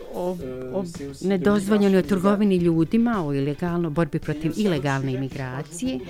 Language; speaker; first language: Bosnian; non-native, fluent; French